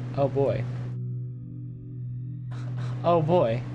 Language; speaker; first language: English; native; English